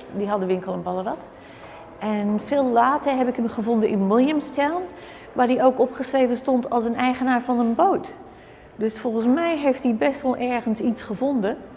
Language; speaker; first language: Dutch; native; Dutch